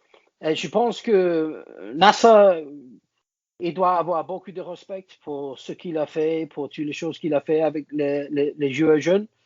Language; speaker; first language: French; non-native, learner; English